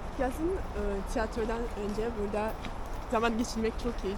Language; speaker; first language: Turkish; non-native, learner; Russian